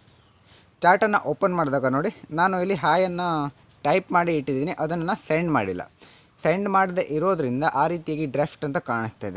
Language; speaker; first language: Kannada; native; Kannada